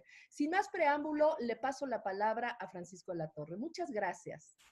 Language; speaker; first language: Spanish; native; Spanish